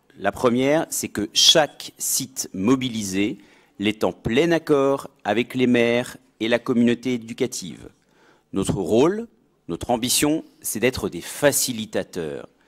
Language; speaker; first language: French; native; French